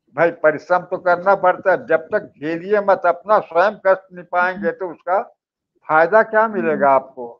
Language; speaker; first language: Hindi; native; Hindi